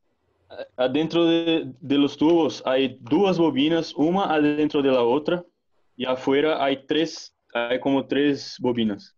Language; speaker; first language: Spanish; non-native, learner; Portuguese